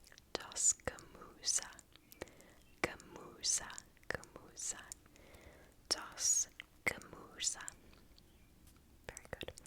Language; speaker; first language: German; non-native, learner; English